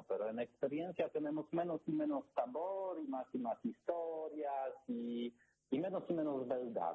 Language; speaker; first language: Spanish; non-native, learner; Polish